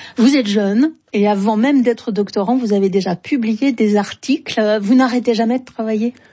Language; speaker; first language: French; native; French